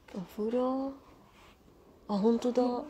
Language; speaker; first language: Japanese; non-native, learner; Hiligaynon